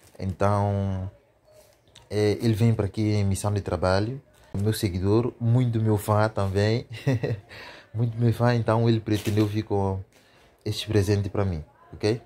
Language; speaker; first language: Portuguese; native; Portuguese